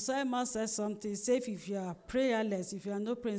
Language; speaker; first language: English; non-native, local second language; Yoruba